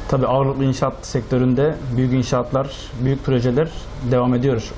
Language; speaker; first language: Turkish; native; Turkish